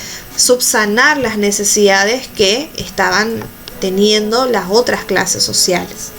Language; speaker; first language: Spanish; native; Spanish